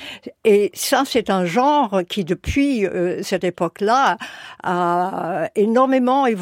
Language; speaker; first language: French; non-native, fluent; English